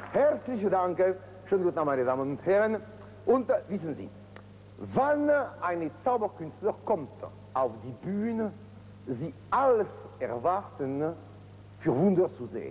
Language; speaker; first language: German; non-native, fluent; French